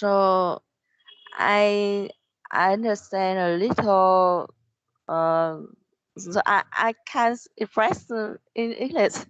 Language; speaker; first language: English; non-native, learner; Vietnamese